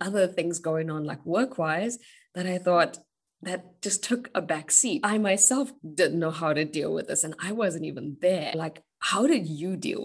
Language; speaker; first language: English; native; English